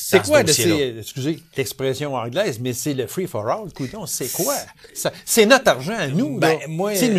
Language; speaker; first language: French; native; French